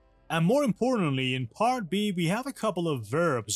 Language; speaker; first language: English; non-native, fluent; Persian